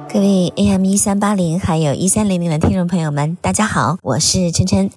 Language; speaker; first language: Chinese; native; Chinese